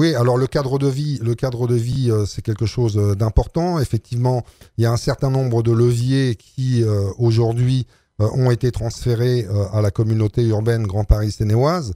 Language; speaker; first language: French; native; French